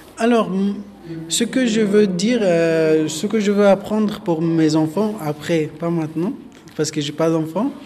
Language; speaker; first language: French; non-native, learner; Persian